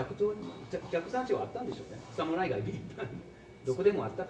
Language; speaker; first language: Japanese; non-native, fluent; English